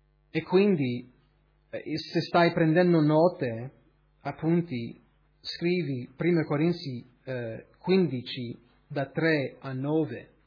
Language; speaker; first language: Italian; early bilingual, other home language; English